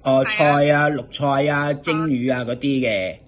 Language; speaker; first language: Cantonese; native; Cantonese